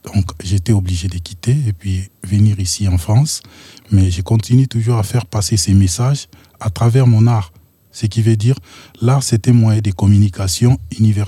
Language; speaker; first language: French; non-native, local second language; Lingala